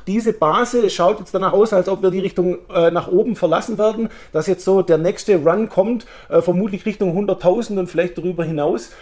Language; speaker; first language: German; early bilingual, heritage; German